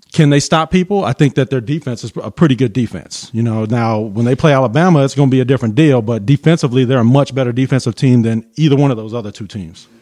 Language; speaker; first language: English; native; English